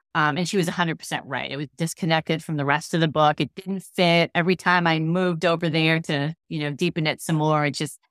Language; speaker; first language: English; native; English